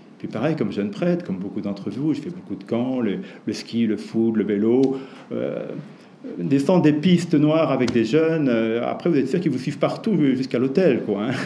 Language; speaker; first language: French; native; French